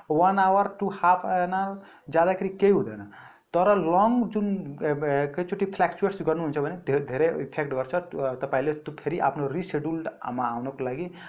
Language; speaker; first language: Nepali; non-native, local second language; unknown